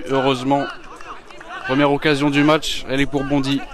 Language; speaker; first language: French; native; French